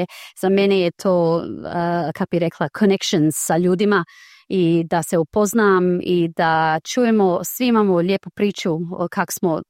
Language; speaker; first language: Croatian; early bilingual, heritage; Croatian